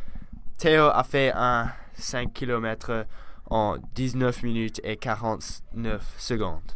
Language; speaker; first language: French; non-native, learner; English